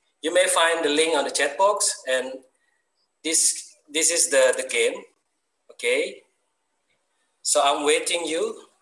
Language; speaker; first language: English; non-native, learner; Indonesian